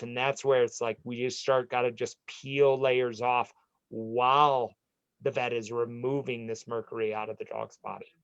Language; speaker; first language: English; native; English